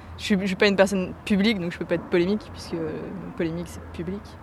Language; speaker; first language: French; native; French